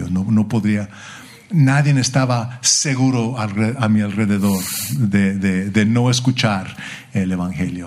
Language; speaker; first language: Spanish; early bilingual, heritage; English